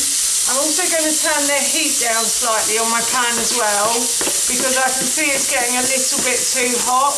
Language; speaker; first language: English; native; English